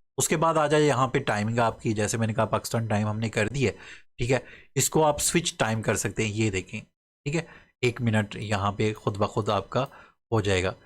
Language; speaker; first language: Urdu; non-native, local second language; Punjabi